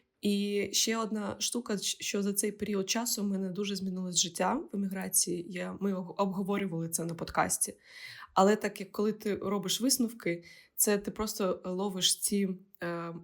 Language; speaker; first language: Ukrainian; non-native, local second language; Russian